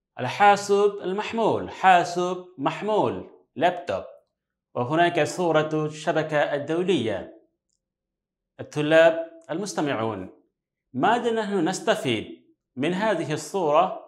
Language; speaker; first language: Arabic; non-native, fluent; Bangla